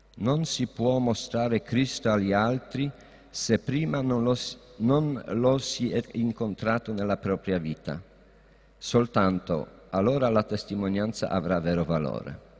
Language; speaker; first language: Italian; non-native, fluent; Polish